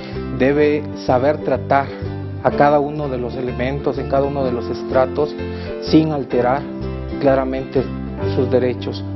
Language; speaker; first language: Spanish; native; Spanish